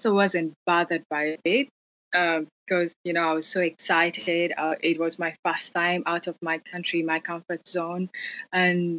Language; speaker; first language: English; non-native, local second language; Acoli